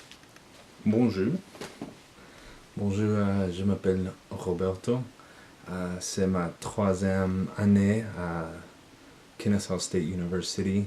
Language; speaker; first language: French; non-native, learner; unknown